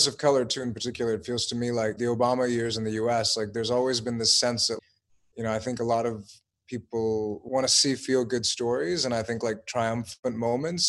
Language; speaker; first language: English; native; English